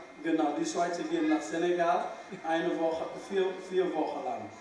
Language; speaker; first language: German; non-native, fluent; Wolof